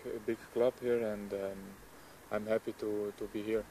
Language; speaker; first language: English; non-native, learner; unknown